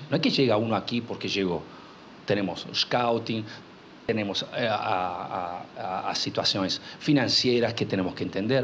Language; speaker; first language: Portuguese; non-native, local second language; Spanish